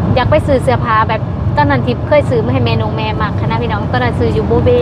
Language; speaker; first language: Lao; native; Lao